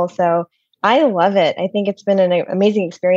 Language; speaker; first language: English; native; English